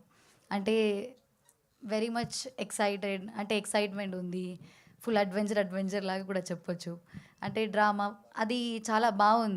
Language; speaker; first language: Telugu; non-native, fluent; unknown